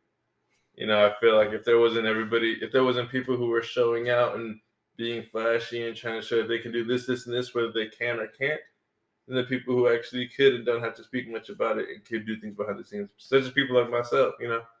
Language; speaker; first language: English; native; English